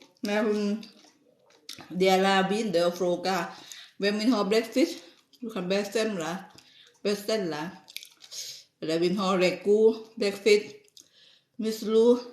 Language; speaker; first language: Swedish; non-native, learner; Thai